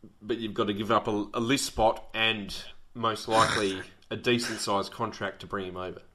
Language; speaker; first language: English; native; English